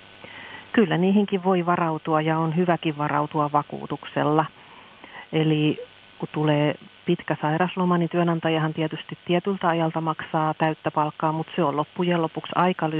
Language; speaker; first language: Finnish; native; Finnish